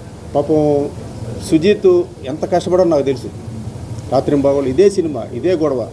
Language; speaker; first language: Telugu; native; Telugu